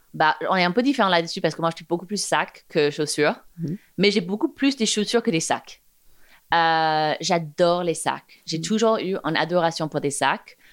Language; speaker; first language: French; non-native, fluent; English